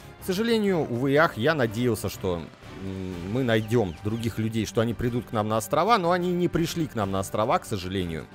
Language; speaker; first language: Russian; native; Russian